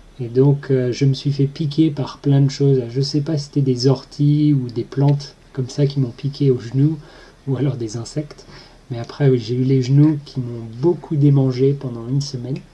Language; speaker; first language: French; native; French